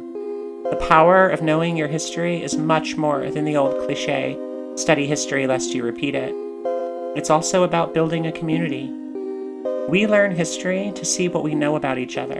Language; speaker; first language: English; native; English